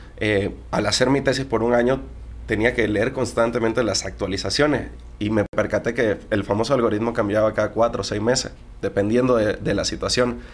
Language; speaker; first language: Spanish; native; Spanish